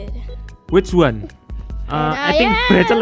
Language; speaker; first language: English; non-native, fluent; Indonesian